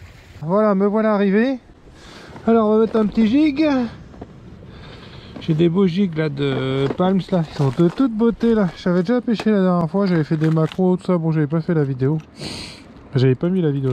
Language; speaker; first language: French; native; French